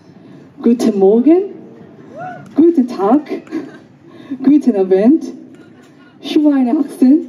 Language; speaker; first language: German; non-native, learner; Korean